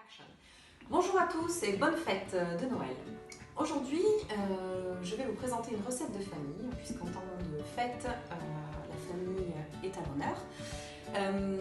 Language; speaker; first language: French; native; French